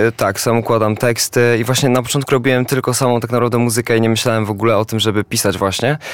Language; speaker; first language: Polish; native; Polish